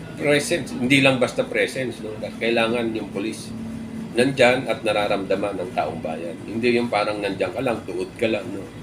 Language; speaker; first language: Filipino; native; Filipino